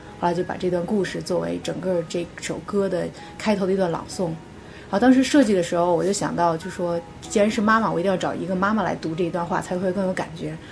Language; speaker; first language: Chinese; native; Chinese